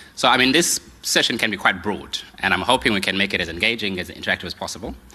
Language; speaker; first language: English; non-native, local second language; Xhosa